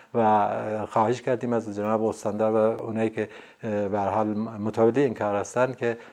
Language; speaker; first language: Persian; non-native, local second language; Central Kurdish